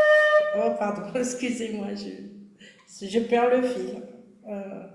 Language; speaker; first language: French; non-native, fluent; Spanish